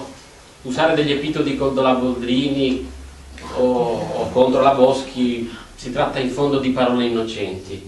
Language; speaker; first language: Italian; native; Italian